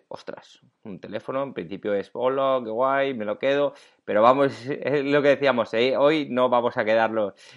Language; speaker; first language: Spanish; native; Spanish